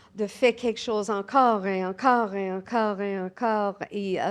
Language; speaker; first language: French; non-native, learner; English